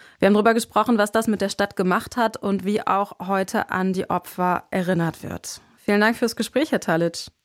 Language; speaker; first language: German; native; German